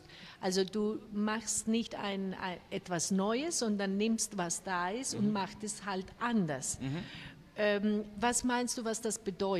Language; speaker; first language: German; non-native, fluent; Spanish